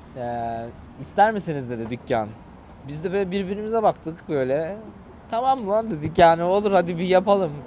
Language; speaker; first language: Turkish; native; Turkish